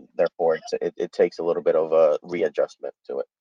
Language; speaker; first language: English; early bilingual, other home language; Spanish